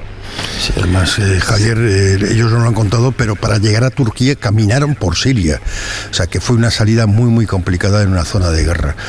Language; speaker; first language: Spanish; native; Spanish